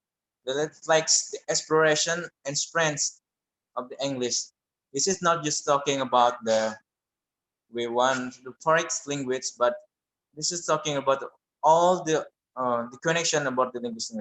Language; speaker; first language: English; non-native, learner; Indonesian